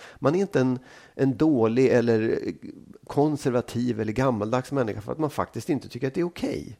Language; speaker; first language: Swedish; native; Swedish